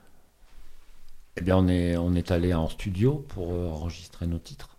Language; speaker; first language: French; native; French